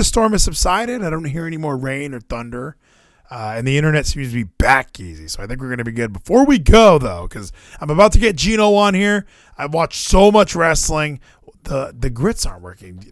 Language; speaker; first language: English; native; English